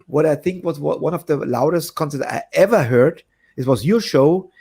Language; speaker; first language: English; non-native, fluent; German